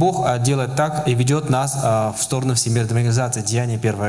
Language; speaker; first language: Russian; native; Russian